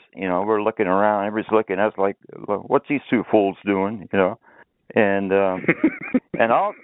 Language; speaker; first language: English; early bilingual, other home language; Finnish